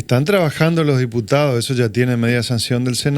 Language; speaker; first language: Spanish; native; Spanish